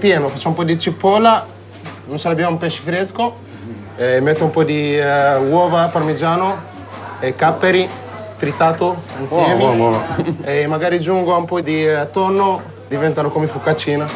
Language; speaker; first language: Italian; non-native, learner; Arabic